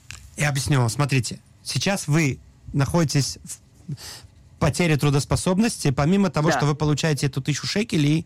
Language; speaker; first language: Russian; native; Russian